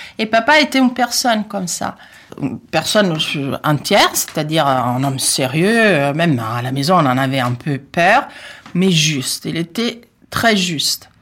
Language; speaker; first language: French; non-native, fluent; Italian